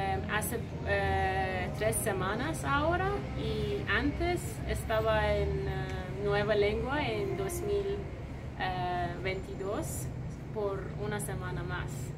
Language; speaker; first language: Spanish; non-native, learner; Persian